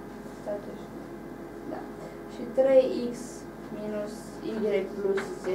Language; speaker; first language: Romanian; native; Romanian